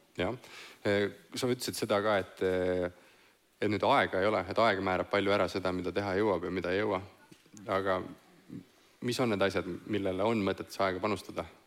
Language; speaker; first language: Estonian; native; Estonian